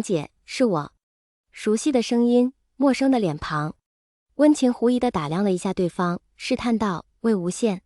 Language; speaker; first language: Chinese; native; Chinese